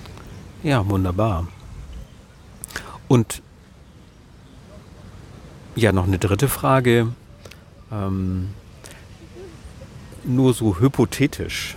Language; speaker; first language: German; native; German